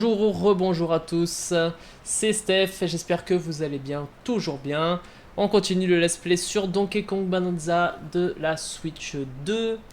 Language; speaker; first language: French; native; French